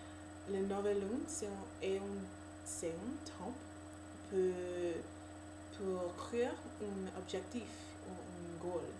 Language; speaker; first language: French; non-native, learner; English